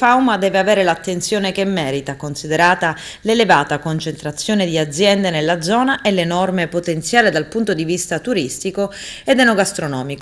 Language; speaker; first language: Italian; native; Italian